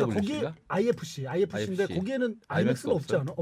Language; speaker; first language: Korean; native; Korean